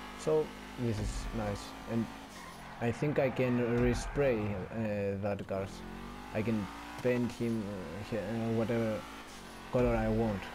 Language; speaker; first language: English; non-native, learner; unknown